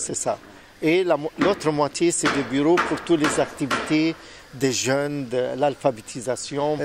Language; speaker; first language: French; non-native, fluent; Arabic